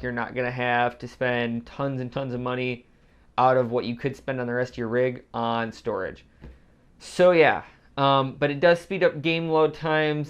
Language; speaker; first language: English; native; English